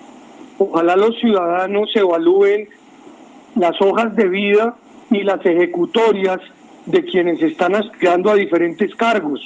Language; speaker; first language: Spanish; native; Spanish